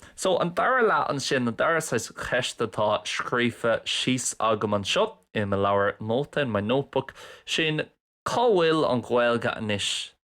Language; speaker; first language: Irish; non-native, local second language; English